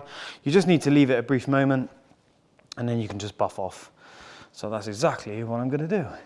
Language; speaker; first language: English; native; English